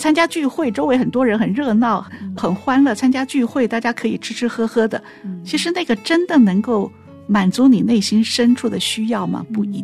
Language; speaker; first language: Chinese; native; Chinese